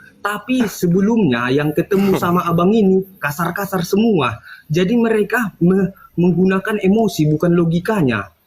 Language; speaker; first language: Indonesian; native; Indonesian